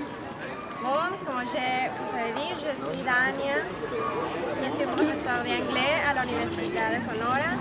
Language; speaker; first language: French; non-native, learner; Spanish